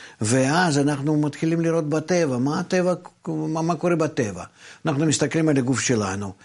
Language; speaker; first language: Hebrew; non-native, fluent; Russian